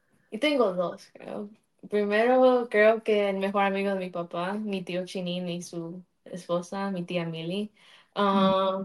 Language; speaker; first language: Spanish; early bilingual, heritage; Spanish